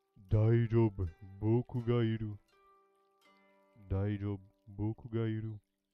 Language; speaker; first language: Japanese; non-native, learner; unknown